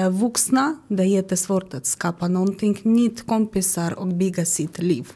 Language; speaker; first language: Swedish; non-native, learner; Ukrainian